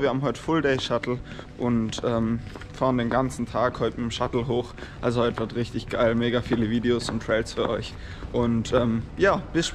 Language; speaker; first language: German; native; German